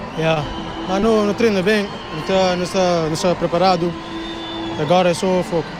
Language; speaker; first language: Portuguese; non-native, local second language; Kabuverdianu